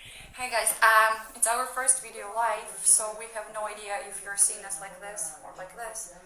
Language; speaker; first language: English; non-native, fluent; Spanish